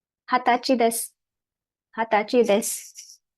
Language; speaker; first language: Japanese; non-native, learner; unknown